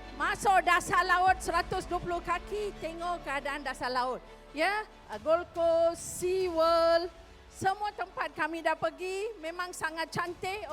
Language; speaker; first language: Malay; non-native, local second language; Tamil